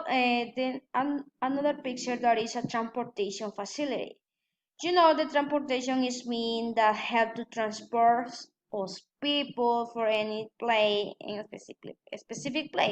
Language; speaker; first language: English; non-native, learner; Spanish